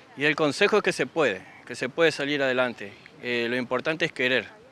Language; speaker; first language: Spanish; native; Spanish